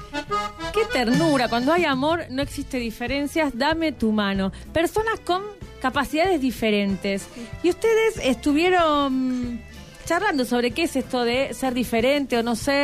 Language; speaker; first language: Spanish; native; Spanish